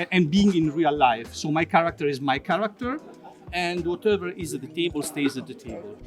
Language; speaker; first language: English; non-native, fluent; Italian